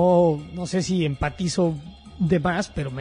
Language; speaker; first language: Spanish; native; Spanish